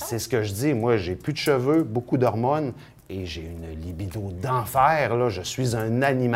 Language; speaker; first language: French; native; French